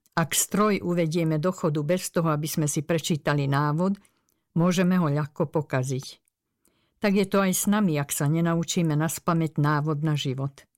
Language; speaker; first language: Slovak; early bilingual, other home language; Hungarian